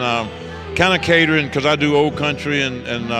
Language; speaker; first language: English; native; English